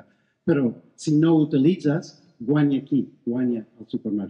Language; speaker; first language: Catalan; non-native, fluent; English